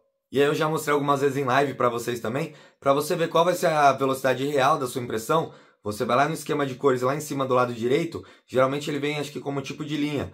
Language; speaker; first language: Portuguese; native; Portuguese